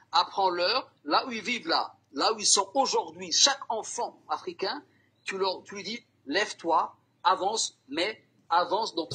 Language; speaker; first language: French; non-native, local second language; Somali